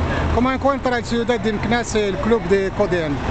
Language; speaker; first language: Spanish; non-native, learner; Arabic